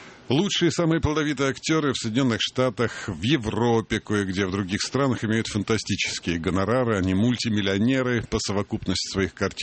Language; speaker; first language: Russian; native; Russian